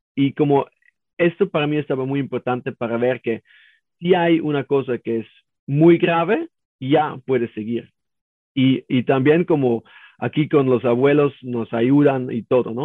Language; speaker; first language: Spanish; non-native, learner; German